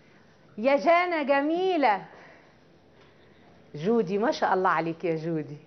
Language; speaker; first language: Arabic; native; Arabic